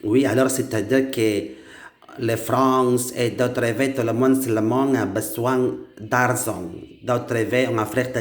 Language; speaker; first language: French; non-native, learner; Indonesian